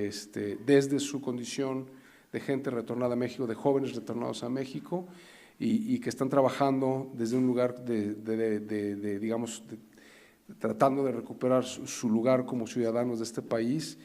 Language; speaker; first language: Spanish; native; Spanish